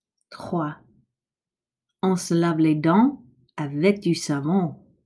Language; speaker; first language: French; non-native, fluent; English